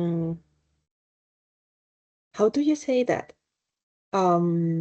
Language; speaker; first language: English; non-native, learner; Spanish